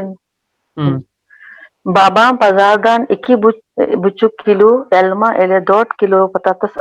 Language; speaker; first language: Turkish; non-native, learner; Urdu